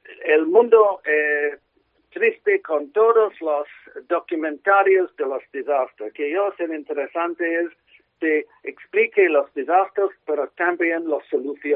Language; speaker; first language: Spanish; non-native, learner; English